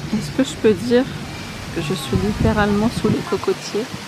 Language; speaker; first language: French; native; French